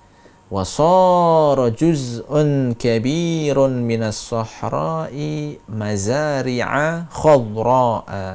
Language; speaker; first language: Arabic; non-native, fluent; Indonesian